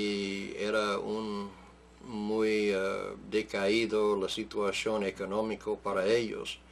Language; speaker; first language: Spanish; non-native, fluent; English